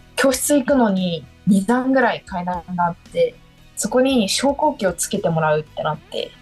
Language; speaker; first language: Japanese; native; Japanese